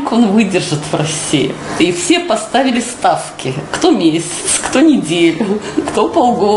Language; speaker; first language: Russian; native; Russian